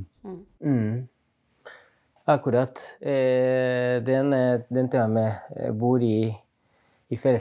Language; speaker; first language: Norwegian; non-native, fluent; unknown